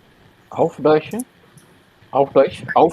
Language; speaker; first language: German; non-native, learner; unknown